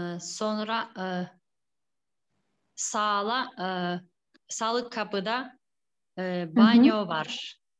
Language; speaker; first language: Turkish; non-native, learner; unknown